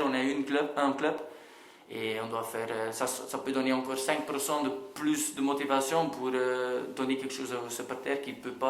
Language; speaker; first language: French; non-native, local second language; Dutch